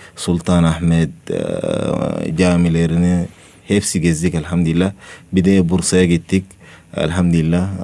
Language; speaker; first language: Turkish; non-native, learner; Arabic